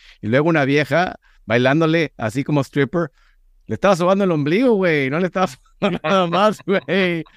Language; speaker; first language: Spanish; native; Spanish